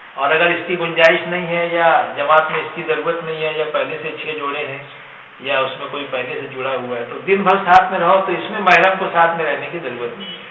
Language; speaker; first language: Urdu; native; Urdu